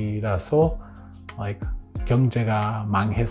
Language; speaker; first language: Korean; non-native, learner; English